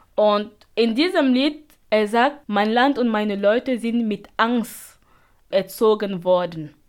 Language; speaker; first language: German; non-native, fluent; Basaa